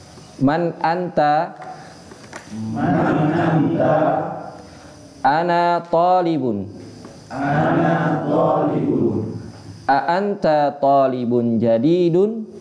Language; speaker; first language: Arabic; non-native, learner; Indonesian